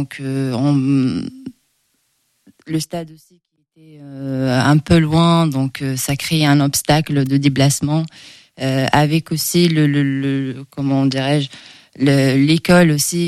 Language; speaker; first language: French; non-native, local second language; Arabic